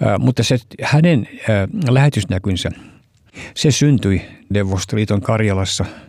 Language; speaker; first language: Finnish; early bilingual, heritage; Finnish